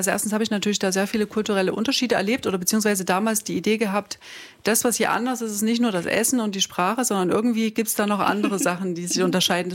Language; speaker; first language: German; native; German